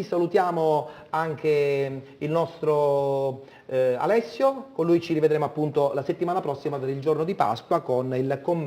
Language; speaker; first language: Italian; native; Italian